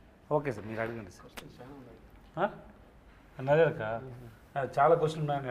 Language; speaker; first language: Telugu; non-native, learner; Tamil